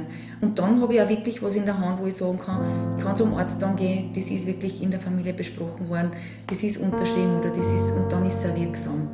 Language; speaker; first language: German; native; German